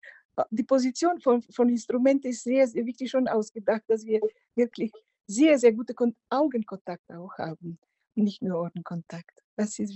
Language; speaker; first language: German; non-native, fluent; Macedonian